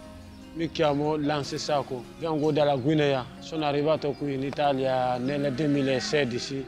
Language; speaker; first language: Italian; non-native, learner; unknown